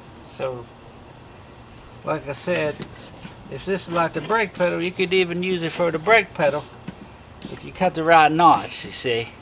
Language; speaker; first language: English; native; English